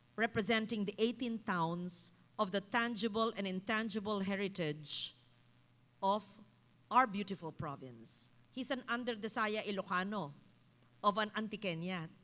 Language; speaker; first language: English; non-native, local second language; Filipino